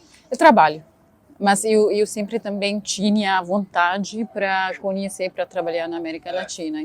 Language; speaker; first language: Portuguese; non-native, fluent; Arabic